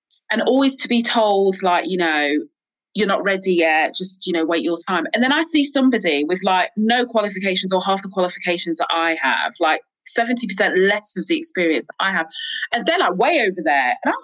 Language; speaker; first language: English; native; English